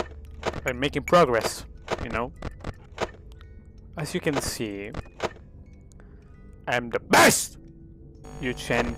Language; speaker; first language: English; non-native, learner; Italian